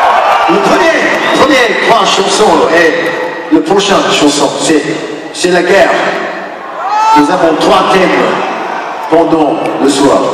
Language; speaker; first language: French; non-native, learner; English